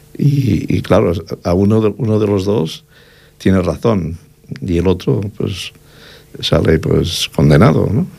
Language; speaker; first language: Spanish; native; Spanish